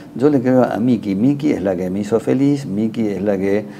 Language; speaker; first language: Spanish; native; Spanish